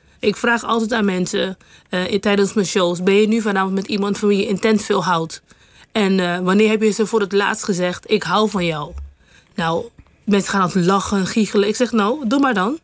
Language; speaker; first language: Dutch; non-native, local second language; English